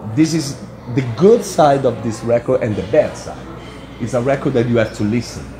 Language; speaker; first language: English; non-native, fluent; Italian